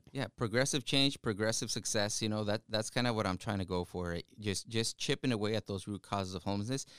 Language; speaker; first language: English; early bilingual, other home language; Spanish